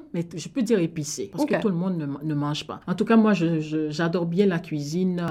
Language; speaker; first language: French; non-native, local second language; Haitian Creole